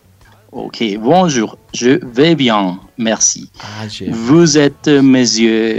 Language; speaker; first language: French; non-native, fluent; Spanish